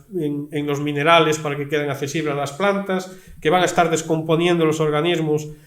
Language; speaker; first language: Spanish; native; Spanish